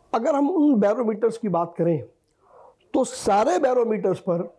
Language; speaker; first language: Hindi; native; Hindi